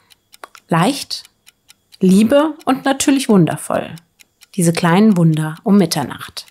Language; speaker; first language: German; native; German